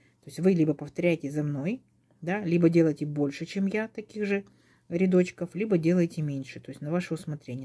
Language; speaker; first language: Russian; native; Russian